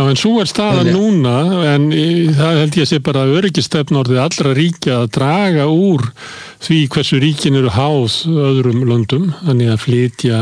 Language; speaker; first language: Icelandic; native; Icelandic